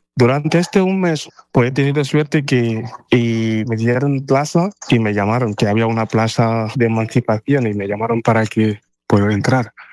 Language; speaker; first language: Spanish; non-native, fluent; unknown